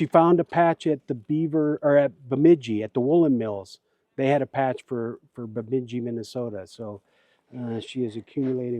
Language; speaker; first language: English; native; English